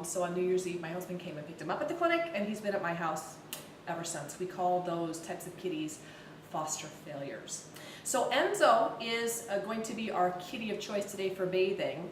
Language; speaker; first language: English; native; English